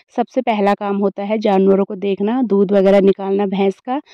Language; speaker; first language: Hindi; native; Hindi